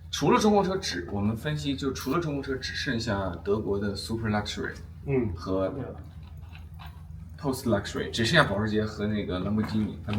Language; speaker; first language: Chinese; native; Chinese